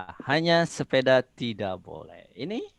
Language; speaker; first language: Indonesian; native; Indonesian